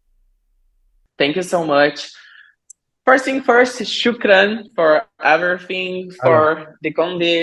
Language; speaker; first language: English; non-native, learner; Portuguese